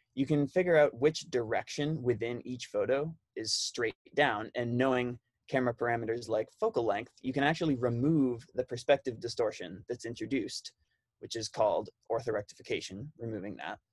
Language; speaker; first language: English; native; English